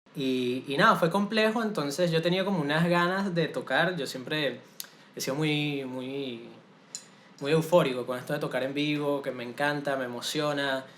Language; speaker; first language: Spanish; native; Spanish